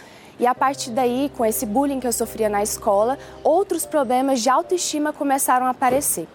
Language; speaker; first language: Portuguese; early bilingual, other home language; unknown